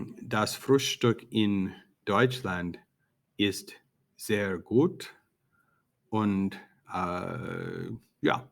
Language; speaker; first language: German; non-native, fluent; English